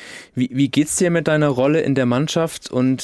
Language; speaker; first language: German; native; German